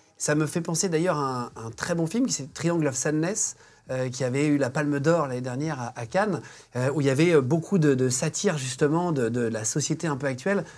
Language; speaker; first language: French; native; French